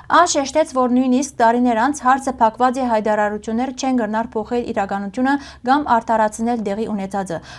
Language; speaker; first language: Armenian; early bilingual, heritage; Armenian